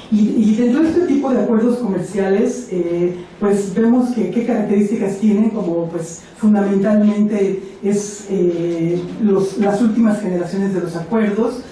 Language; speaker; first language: Spanish; native; Spanish